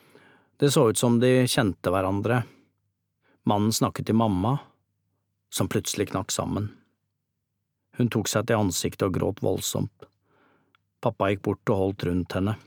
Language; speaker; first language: Norwegian; native; Norwegian